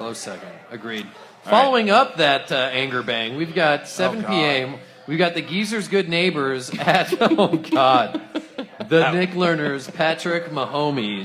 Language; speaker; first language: English; native; English